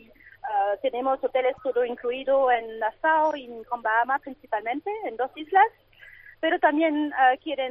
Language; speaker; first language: Spanish; non-native, fluent; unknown